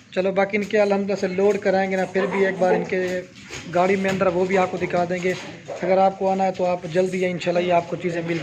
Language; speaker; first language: Hindi; non-native, local second language; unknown